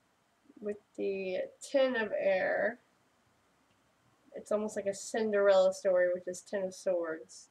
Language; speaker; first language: English; native; English